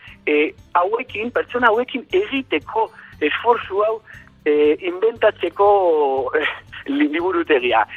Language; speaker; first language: Basque; non-native, learner; Spanish